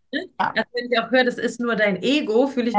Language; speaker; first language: German; native; German